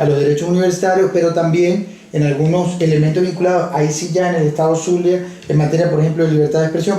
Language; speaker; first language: Spanish; native; Spanish